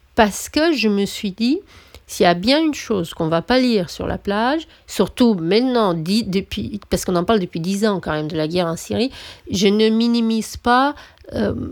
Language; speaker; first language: French; non-native, fluent; Romanian